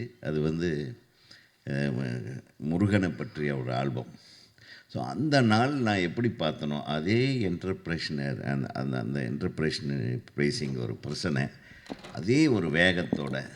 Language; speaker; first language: Tamil; native; Tamil